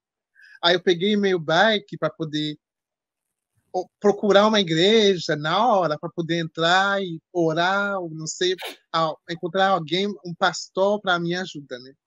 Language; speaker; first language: Portuguese; non-native, fluent; French